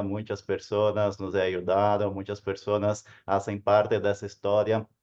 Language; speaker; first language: Spanish; non-native, fluent; Portuguese